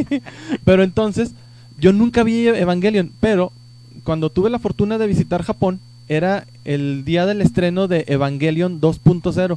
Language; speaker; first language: Spanish; native; Spanish